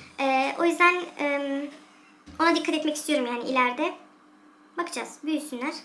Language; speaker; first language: Turkish; early bilingual, heritage; Turkish